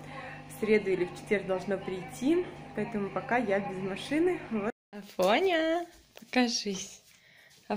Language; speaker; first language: Russian; native; Russian